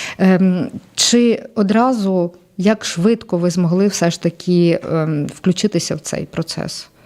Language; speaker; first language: Ukrainian; native; Ukrainian